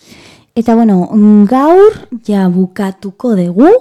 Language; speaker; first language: Basque; non-native, learner; Spanish